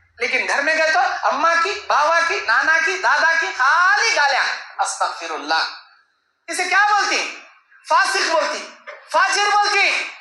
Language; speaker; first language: Urdu; native; Urdu